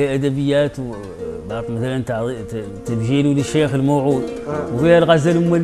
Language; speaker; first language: Arabic; native; Arabic